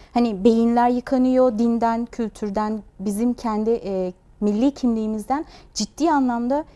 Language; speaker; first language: Turkish; non-native, fluent; Uyghur